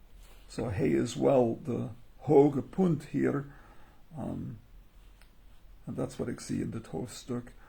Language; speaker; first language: Dutch; non-native, learner; English